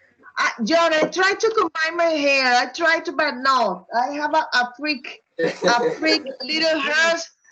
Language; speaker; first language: English; non-native, fluent; Spanish